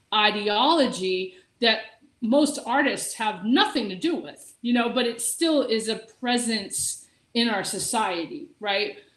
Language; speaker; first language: English; native; English